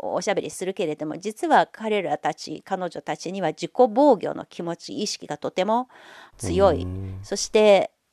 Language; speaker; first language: Japanese; non-native, fluent; Chinese